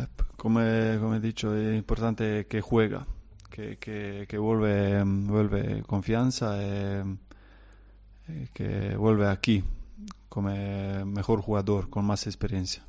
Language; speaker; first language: Spanish; non-native, learner; Croatian